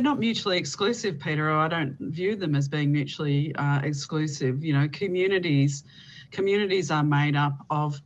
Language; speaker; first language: English; native; English